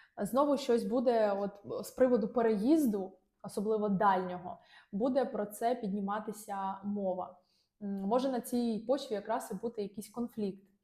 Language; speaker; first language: Ukrainian; non-native, local second language; Russian